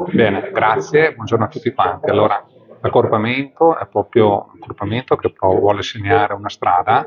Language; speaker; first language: Italian; native; Italian